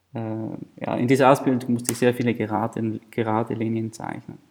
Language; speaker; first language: German; native; German